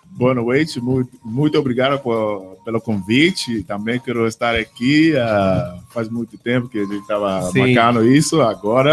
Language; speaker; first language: Portuguese; non-native, fluent; English